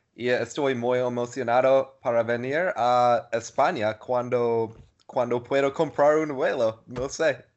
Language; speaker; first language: Spanish; non-native, learner; English